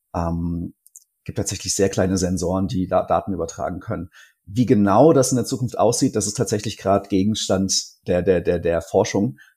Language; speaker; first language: German; native; German